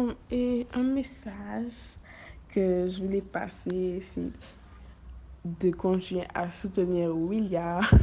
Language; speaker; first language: French; non-native, local second language; Wolof